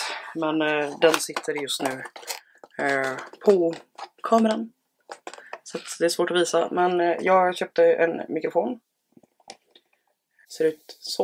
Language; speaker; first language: Swedish; native; Swedish